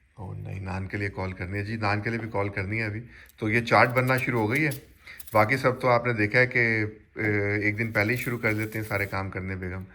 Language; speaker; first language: Urdu; native; Urdu